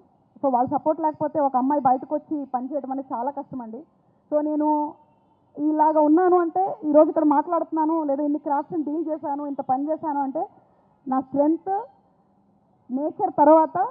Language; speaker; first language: Telugu; native; Telugu